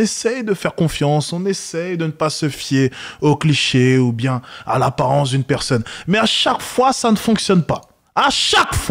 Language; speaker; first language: French; native; French